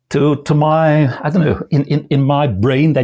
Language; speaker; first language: English; non-native, fluent; Limburgish